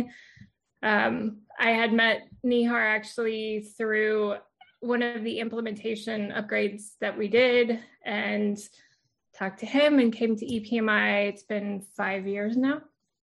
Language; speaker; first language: English; native; English